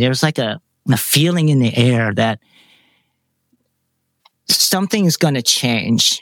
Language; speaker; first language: English; early bilingual, other home language; Vietnamese